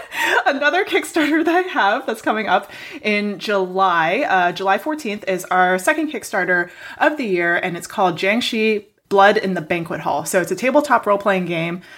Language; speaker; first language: English; non-native, local second language; Cantonese